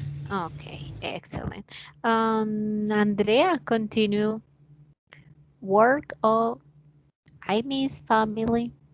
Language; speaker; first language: English; non-native, learner; Spanish